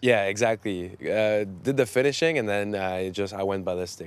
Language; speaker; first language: English; non-native, fluent; French